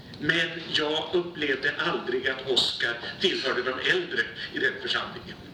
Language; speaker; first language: Swedish; native; Swedish